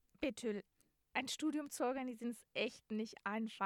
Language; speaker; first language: German; native; German